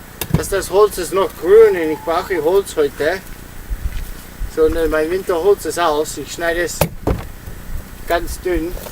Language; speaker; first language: German; non-native, learner; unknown